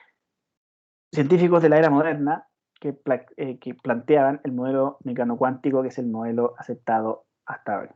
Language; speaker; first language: Spanish; native; Spanish